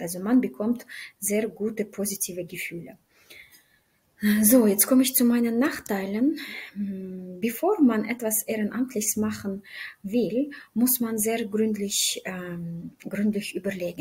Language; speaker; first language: German; non-native, fluent; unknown